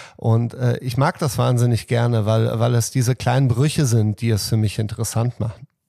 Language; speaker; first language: German; early bilingual, other home language; Serbian